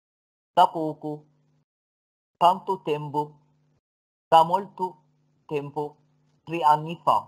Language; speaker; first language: Italian; non-native, fluent; Arabic